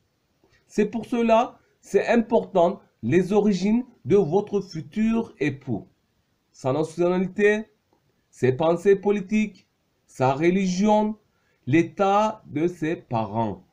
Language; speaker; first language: French; non-native, fluent; Turkish